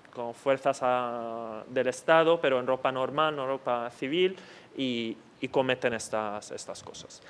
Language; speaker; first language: Spanish; non-native, fluent; Arabic